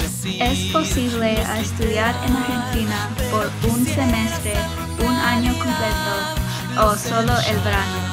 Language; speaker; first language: Spanish; non-native, learner; English